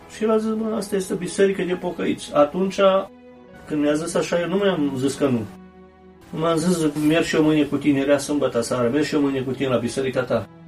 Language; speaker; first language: Romanian; early bilingual, heritage; Romanian